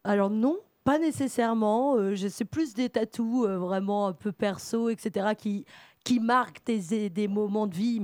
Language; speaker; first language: French; native; French